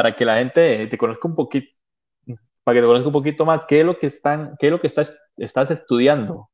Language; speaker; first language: Spanish; native; Spanish